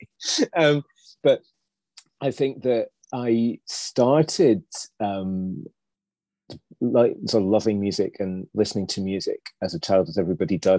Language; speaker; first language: English; native; English